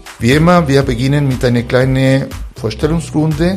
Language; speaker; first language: German; non-native, fluent; Spanish